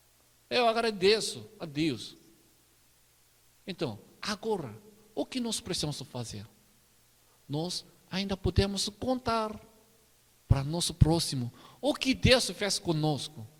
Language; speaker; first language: Portuguese; non-native, learner; Korean